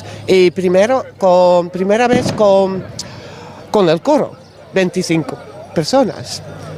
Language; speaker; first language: Spanish; non-native, learner; Dutch